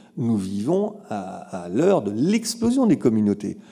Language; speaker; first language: French; native; French